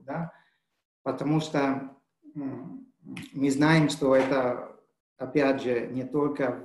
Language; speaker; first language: Russian; non-native, fluent; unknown